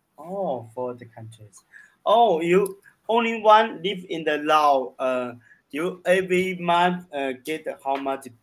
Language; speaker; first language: English; non-native, learner; Chinese